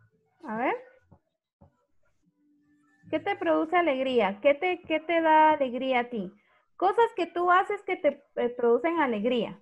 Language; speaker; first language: Spanish; native; Spanish